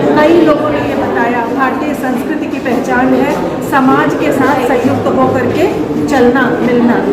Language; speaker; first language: Hindi; native; Hindi